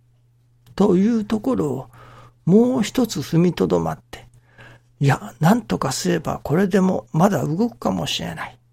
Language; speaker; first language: Japanese; native; Japanese